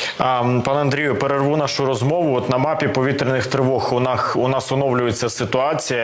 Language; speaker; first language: Ukrainian; native; Ukrainian